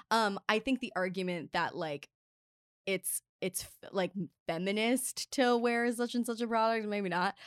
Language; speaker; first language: English; native; English